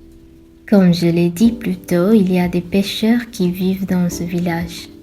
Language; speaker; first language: French; non-native, fluent; Sinhala